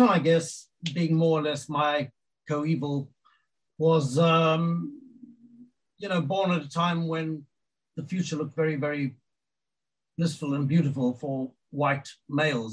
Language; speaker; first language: English; native; English